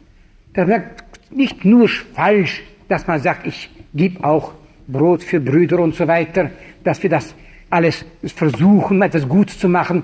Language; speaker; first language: German; non-native, fluent; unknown